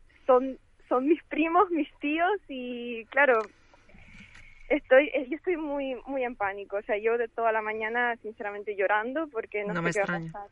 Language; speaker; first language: Spanish; early bilingual, other home language; Ukrainian